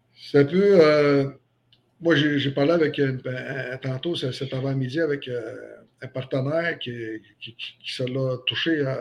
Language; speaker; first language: French; native; French